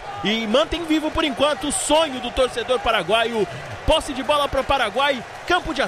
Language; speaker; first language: Portuguese; native; Portuguese